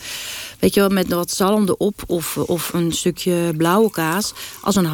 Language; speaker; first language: Dutch; native; Dutch